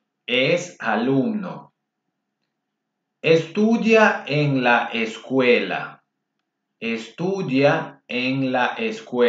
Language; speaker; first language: Spanish; non-native, fluent; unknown